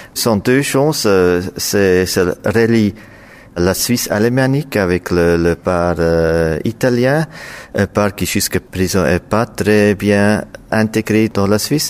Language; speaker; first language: French; non-native, local second language; German